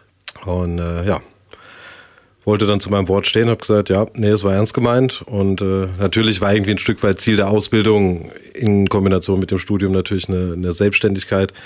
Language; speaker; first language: German; native; German